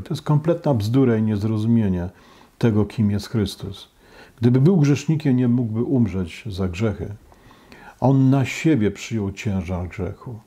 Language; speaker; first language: Polish; native; Polish